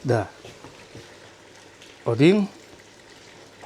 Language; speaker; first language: Russian; non-native, learner; Mongolian